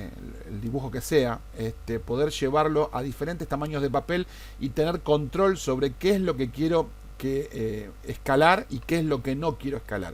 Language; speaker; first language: Spanish; native; Spanish